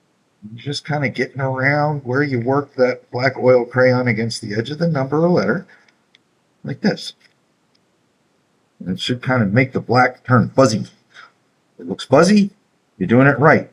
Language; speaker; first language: English; native; English